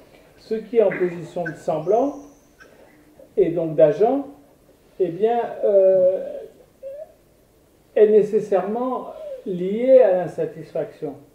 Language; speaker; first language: French; native; French